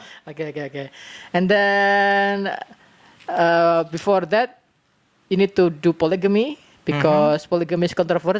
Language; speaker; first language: English; non-native, learner; Indonesian